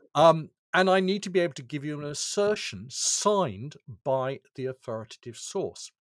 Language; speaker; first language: English; native; English